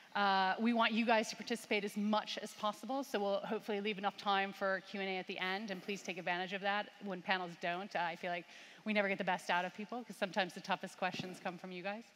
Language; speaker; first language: English; native; English